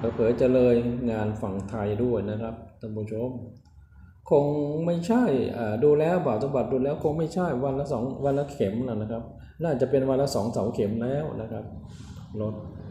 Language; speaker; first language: Thai; non-native, local second language; Northeastern Thai